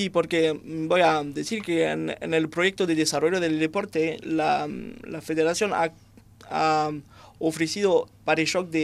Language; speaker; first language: Spanish; non-native, fluent; French